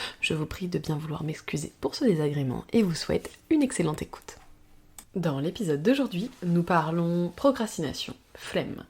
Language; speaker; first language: French; native; French